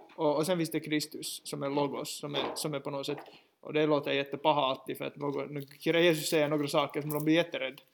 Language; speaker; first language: Swedish; native; Swedish